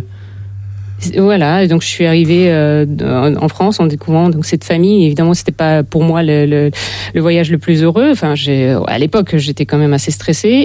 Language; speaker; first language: French; non-native, fluent; Russian